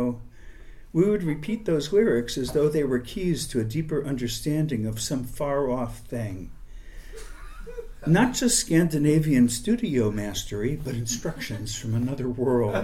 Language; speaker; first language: English; native; English